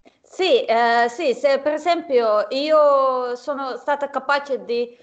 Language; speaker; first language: Italian; non-native, fluent; Serbian